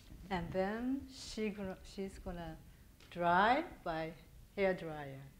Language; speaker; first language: English; non-native, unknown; Japanese